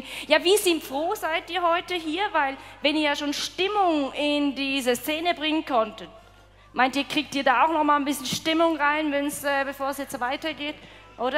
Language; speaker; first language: German; native; German